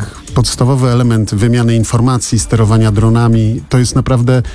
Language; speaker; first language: Polish; native; Polish